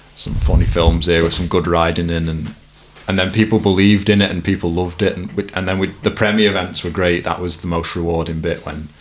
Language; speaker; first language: English; native; English